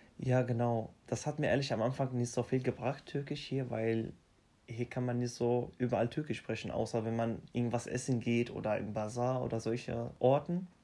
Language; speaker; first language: German; non-native, fluent; Arabic